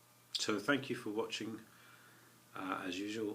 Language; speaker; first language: English; native; English